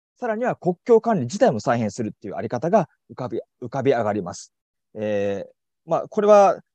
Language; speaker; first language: Japanese; native; Japanese